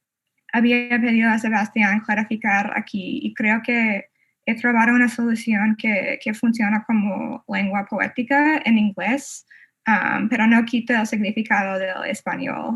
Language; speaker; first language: Spanish; non-native, fluent; English